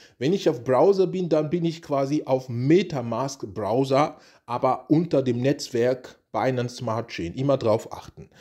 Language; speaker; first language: German; non-native, fluent; French